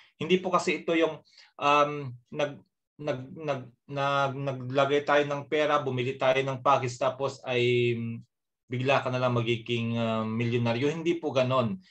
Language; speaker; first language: Filipino; native; Filipino